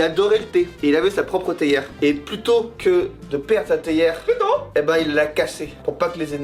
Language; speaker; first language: French; native; French